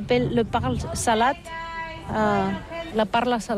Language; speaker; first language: French; non-native, learner; Catalan